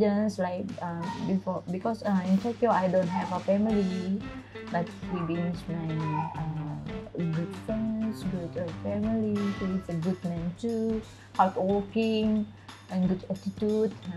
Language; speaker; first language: English; non-native, learner; Indonesian